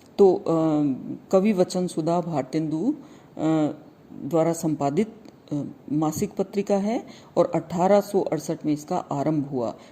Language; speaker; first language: Hindi; native; Hindi